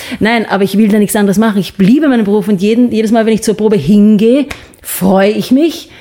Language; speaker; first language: German; early bilingual, other home language; English